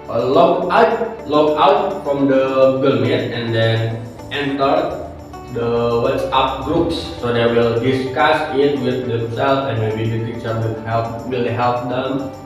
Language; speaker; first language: English; non-native, learner; Indonesian